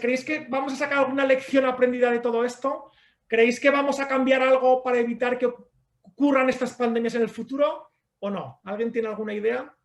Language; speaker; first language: Spanish; native; Spanish